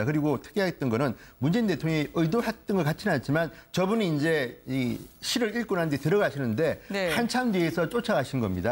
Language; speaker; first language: Korean; native; Korean